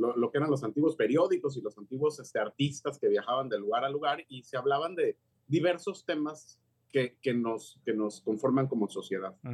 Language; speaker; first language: Spanish; native; Spanish